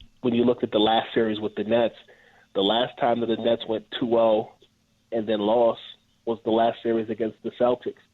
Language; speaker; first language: English; native; English